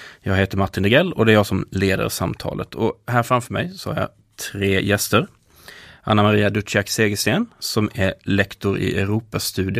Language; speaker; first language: Swedish; native; Swedish